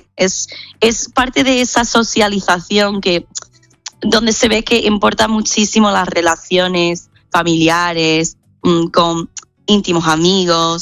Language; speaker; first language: Spanish; non-native, fluent; English